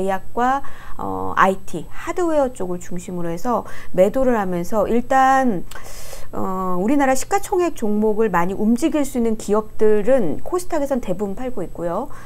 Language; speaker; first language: Korean; native; Korean